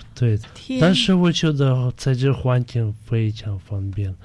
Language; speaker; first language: Chinese; non-native, fluent; Russian